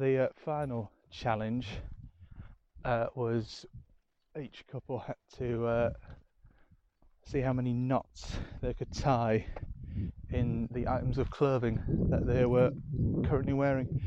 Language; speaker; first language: English; native; English